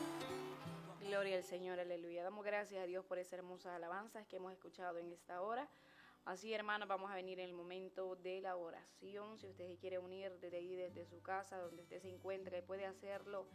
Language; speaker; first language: Spanish; native; Spanish